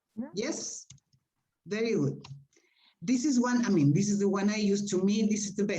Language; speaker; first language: English; non-native, fluent; Spanish